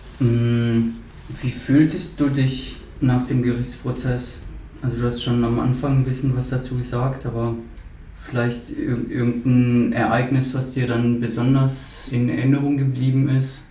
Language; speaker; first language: German; native; German